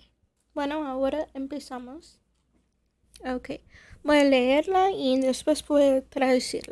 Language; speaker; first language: Spanish; non-native, fluent; English